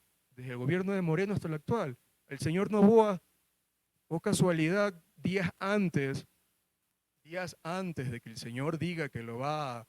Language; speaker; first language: Spanish; native; Spanish